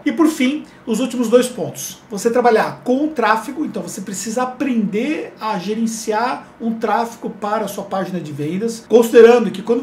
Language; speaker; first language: Portuguese; native; Portuguese